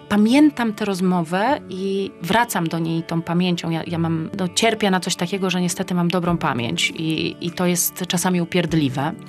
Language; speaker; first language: Polish; native; Polish